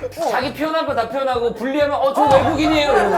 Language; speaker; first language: Korean; native; Korean